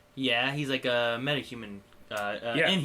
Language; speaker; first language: English; native; English